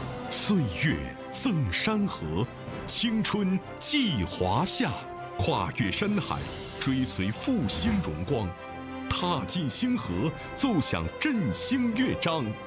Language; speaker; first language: Chinese; native; Chinese